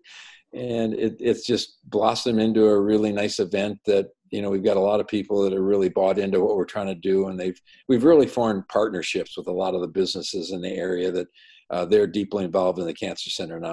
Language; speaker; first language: English; native; English